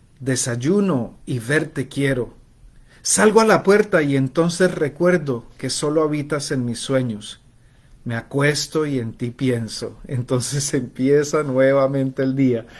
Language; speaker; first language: Spanish; native; Spanish